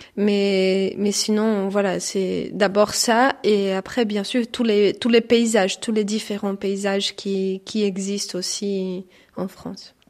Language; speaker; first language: French; non-native, fluent; Portuguese